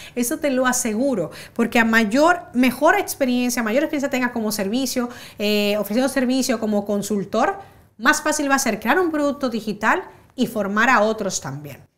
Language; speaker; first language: Spanish; native; Spanish